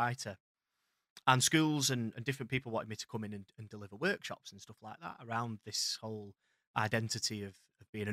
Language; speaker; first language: English; native; English